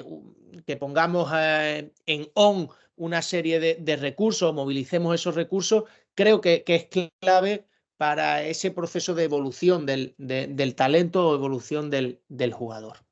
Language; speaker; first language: Spanish; native; Spanish